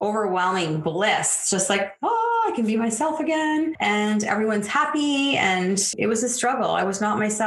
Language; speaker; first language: English; native; English